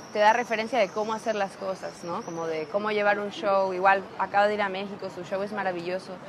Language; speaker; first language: Spanish; native; Spanish